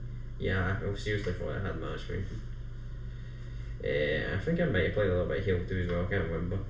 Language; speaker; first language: English; native; English